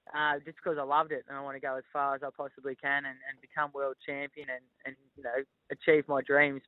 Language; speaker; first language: English; native; English